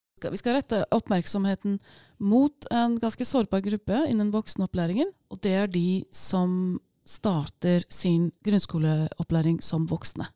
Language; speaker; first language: Norwegian; native; Norwegian